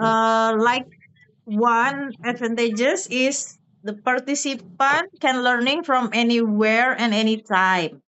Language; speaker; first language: English; non-native, learner; Indonesian